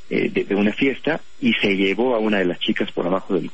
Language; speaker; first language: Spanish; native; Spanish